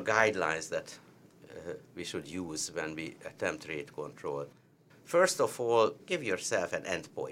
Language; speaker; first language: English; non-native, fluent; Hungarian